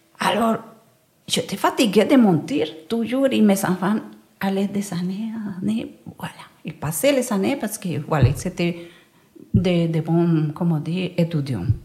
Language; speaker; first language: French; non-native, learner; Spanish